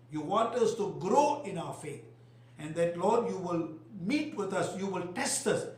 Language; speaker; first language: English; non-native, local second language; Tamil